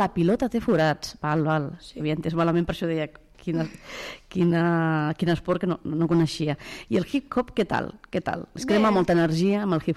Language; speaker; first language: Catalan; native; Catalan